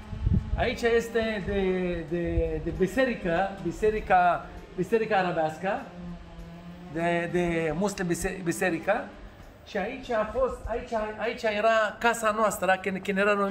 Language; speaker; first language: Romanian; non-native, fluent; Hebrew